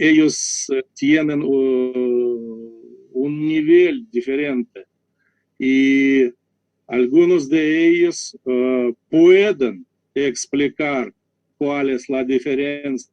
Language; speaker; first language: Spanish; non-native, learner; Russian